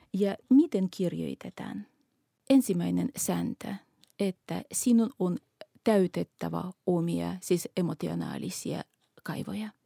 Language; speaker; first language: Finnish; non-native, fluent; Russian